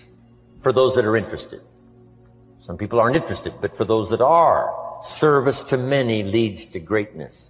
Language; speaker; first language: English; native; English